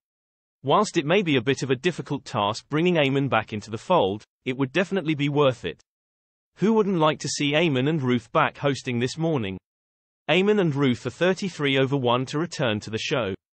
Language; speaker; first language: English; native; English